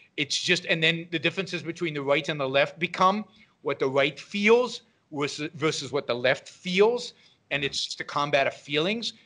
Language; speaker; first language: English; non-native, fluent; Hebrew